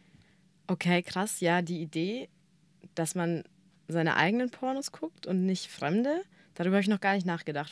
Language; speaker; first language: German; native; German